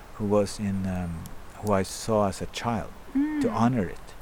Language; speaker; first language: English; non-native, fluent; Norwegian